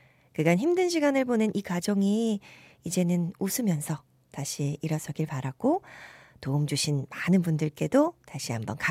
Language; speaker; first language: Korean; native; Korean